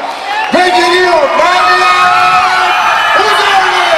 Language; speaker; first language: Turkish; native; Turkish